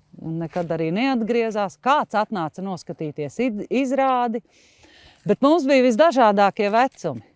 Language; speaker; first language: Latvian; native; Latvian